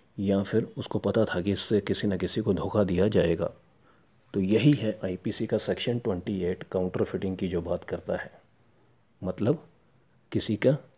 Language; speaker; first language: Hindi; non-native, local second language; Punjabi